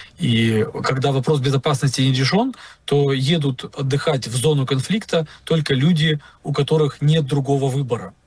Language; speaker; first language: Russian; non-native, local second language; Ukrainian